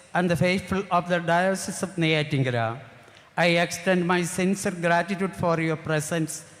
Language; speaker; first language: English; non-native, local second language; Malayalam